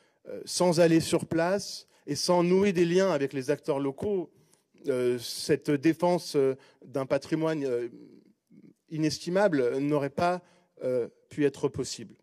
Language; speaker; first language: French; native; French